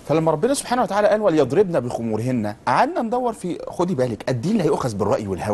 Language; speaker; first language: Arabic; native; Arabic